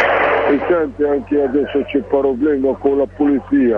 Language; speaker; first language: Italian; non-native, learner; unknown